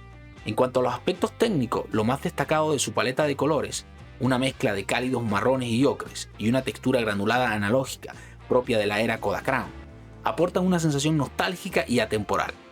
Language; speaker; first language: Spanish; native; Spanish